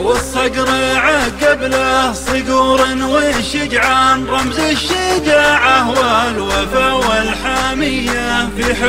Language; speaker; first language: Arabic; native; Arabic